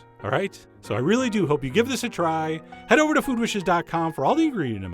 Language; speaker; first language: English; native; English